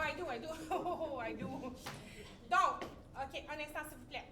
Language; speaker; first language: French; native; French